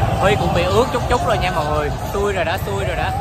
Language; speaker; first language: Vietnamese; native; Vietnamese